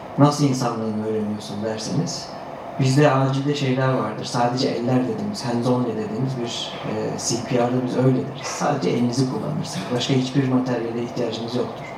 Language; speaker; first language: Turkish; native; Turkish